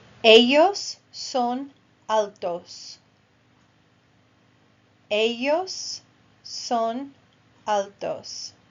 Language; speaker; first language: Spanish; non-native, fluent; English